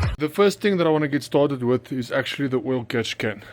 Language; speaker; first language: English; non-native, local second language; Afrikaans